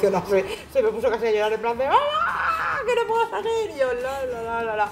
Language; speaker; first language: Spanish; native; Spanish